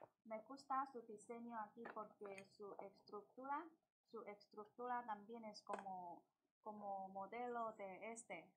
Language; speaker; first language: Spanish; non-native, learner; Chinese